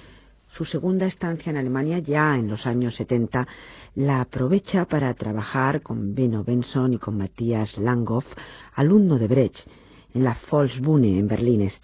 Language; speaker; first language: Spanish; native; Spanish